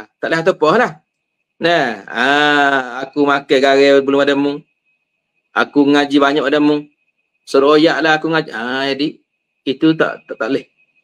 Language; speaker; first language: Malay; native; Malay